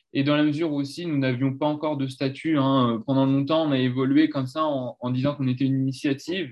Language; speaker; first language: French; native; French